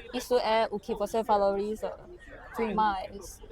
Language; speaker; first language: Portuguese; non-native, fluent; Chinese